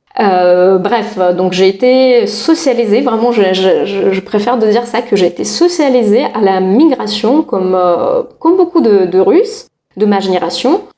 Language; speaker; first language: French; non-native, fluent; Russian